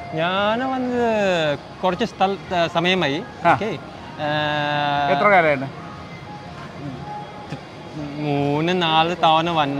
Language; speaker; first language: Malayalam; non-native, learner; Chinese